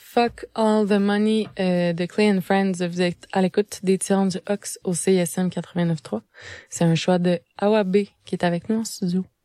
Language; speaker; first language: French; native; French